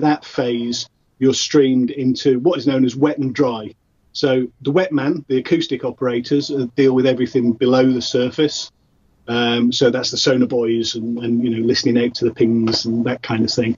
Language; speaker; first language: English; native; English